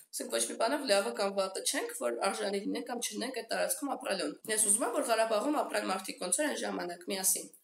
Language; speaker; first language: Armenian; native; Armenian